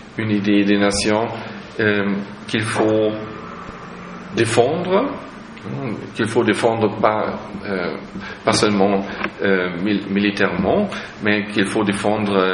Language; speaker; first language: French; non-native, fluent; German